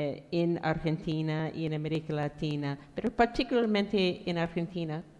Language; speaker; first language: Spanish; non-native, fluent; English